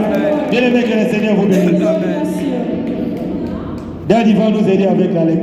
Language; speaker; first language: French; non-native, local second language; Lingala